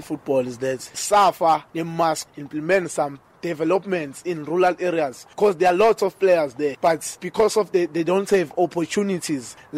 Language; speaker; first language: English; non-native, local second language; Zulu